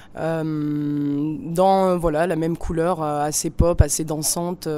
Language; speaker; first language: French; native; French